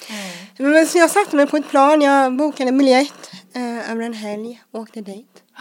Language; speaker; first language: Swedish; early bilingual, other home language; English